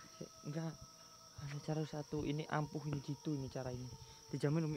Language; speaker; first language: Indonesian; native; Indonesian